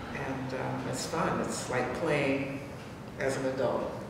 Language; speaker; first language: English; native; English